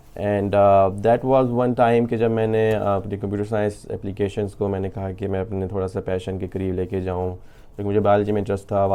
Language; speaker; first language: Urdu; native; Urdu